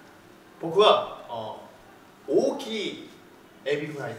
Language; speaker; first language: Japanese; non-native, learner; Korean